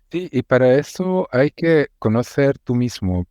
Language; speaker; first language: Spanish; non-native, learner; Hungarian